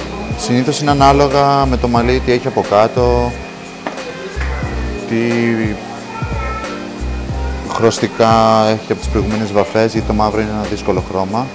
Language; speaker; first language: Greek; native; Greek